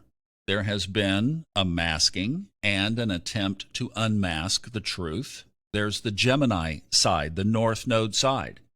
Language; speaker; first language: English; native; English